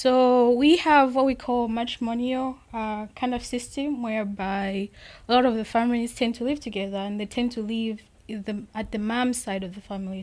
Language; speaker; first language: English; non-native, local second language; Nyanja